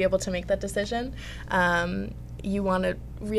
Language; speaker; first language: English; native; English